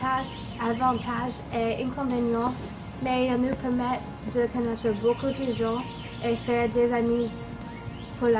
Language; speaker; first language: French; non-native, learner; English